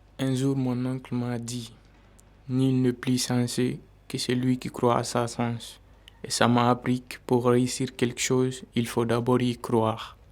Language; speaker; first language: French; non-native, local second language; Fula